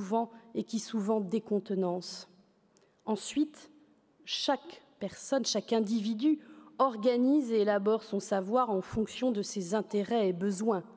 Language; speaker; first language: French; native; French